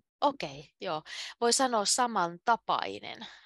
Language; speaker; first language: Finnish; native; Finnish